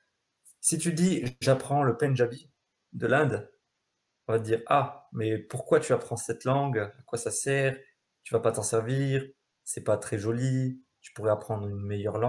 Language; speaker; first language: French; native; French